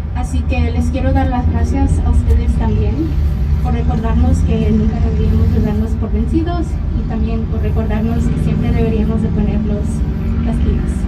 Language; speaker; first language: Spanish; early bilingual, heritage; Spanish